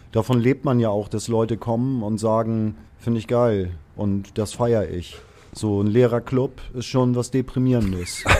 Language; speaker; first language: German; native; German